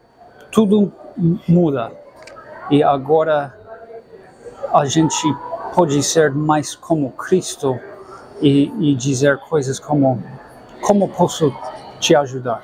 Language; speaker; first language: Portuguese; non-native, fluent; English